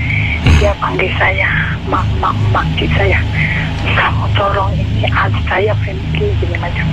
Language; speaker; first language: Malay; non-native, learner; Indonesian